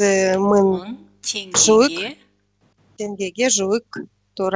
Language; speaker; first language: Kazakh; non-native, learner; Russian